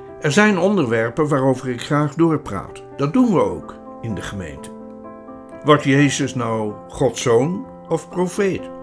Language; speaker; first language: Dutch; non-native, fluent; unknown